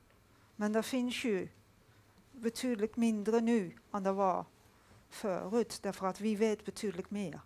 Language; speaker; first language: Swedish; non-native, fluent; Dutch